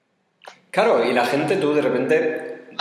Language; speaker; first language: Spanish; native; Spanish